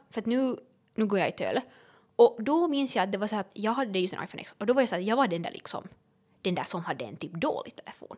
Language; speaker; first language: Swedish; native; Swedish